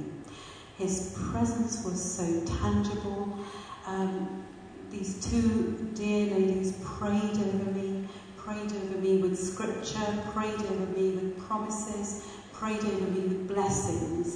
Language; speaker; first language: English; non-native, local second language; Urdu